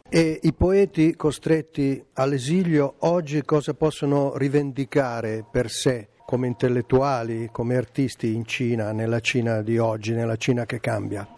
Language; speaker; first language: Italian; native; Italian